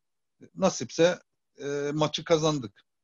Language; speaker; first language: Turkish; early bilingual, heritage; Turkish